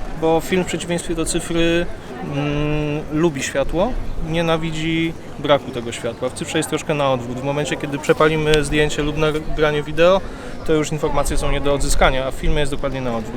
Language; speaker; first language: Polish; native; Polish